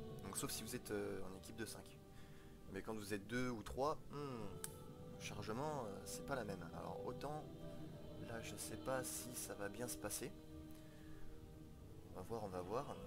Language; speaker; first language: French; native; French